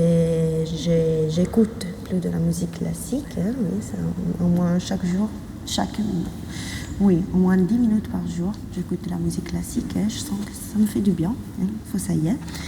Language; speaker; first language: French; non-native, fluent; Italian